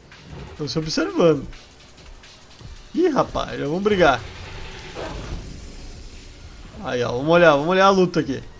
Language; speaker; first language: Portuguese; native; Portuguese